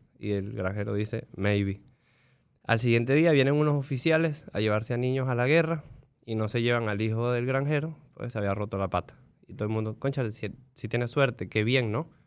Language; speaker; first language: Spanish; native; Spanish